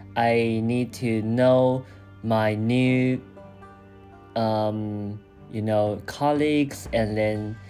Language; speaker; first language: English; non-native, fluent; Chinese